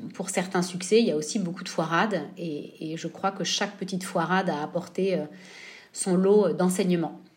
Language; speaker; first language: French; native; French